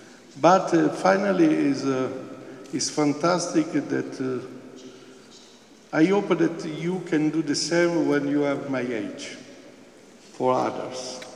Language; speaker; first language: English; non-native, fluent; Italian